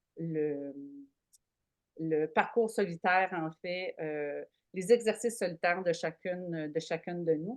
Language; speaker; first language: French; native; French